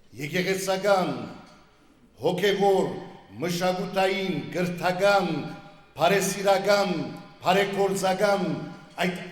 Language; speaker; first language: Armenian; early bilingual, heritage; Armenian